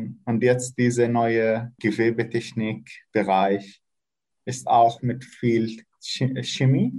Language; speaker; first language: German; non-native, learner; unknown